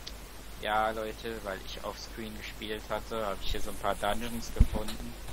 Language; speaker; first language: German; native; German